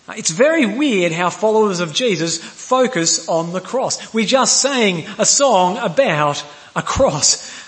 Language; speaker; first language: English; native; English